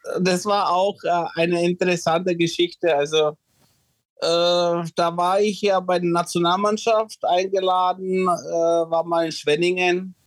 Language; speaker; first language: German; early bilingual, other home language; Czech